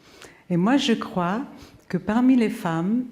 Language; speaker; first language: French; non-native, local second language; Italian